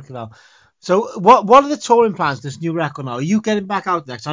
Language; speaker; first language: English; native; English